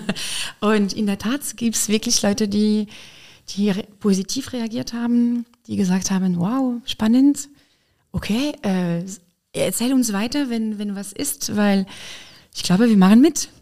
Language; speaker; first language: German; non-native, fluent; French